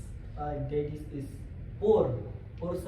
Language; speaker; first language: English; non-native, learner; Indonesian